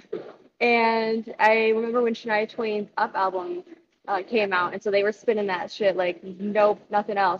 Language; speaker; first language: English; native; English